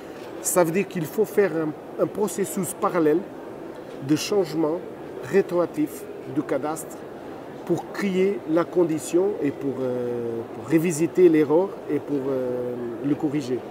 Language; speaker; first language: French; non-native, fluent; Portuguese